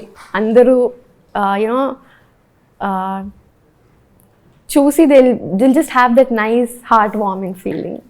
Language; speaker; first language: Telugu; early bilingual, heritage; Telugu